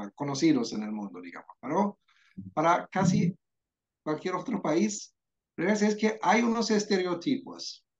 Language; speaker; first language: Spanish; non-native, fluent; Swedish